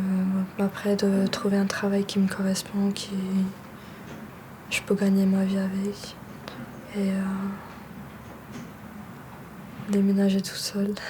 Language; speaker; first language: French; early bilingual, other home language; Georgian